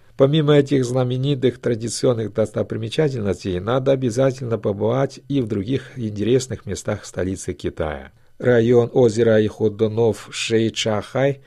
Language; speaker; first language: Russian; non-native, fluent; Chinese